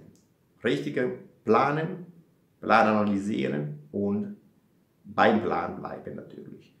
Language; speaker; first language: German; non-native, fluent; Italian